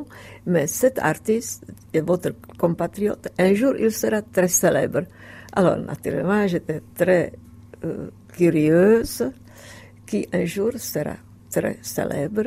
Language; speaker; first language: French; non-native, fluent; Czech